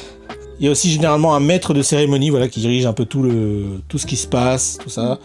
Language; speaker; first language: French; native; French